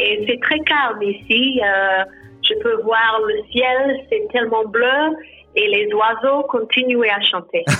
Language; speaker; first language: French; non-native, learner; English